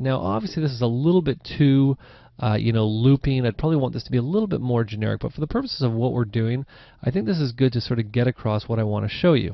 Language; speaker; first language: English; native; English